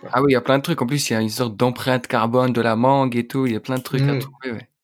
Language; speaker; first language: French; non-native, local second language; Arabic